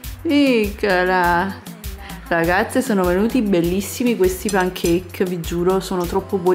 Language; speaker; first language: Italian; native; Italian